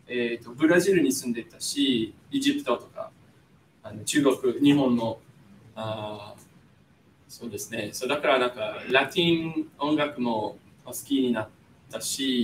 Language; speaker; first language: Japanese; non-native, fluent; English